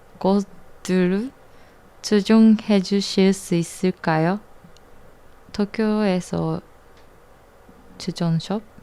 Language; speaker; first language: Korean; non-native, learner; Japanese